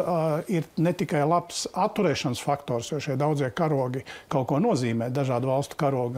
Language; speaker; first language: Latvian; native; Latvian